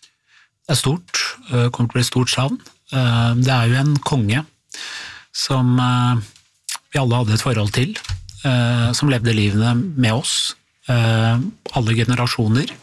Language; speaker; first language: Norwegian; native; Norwegian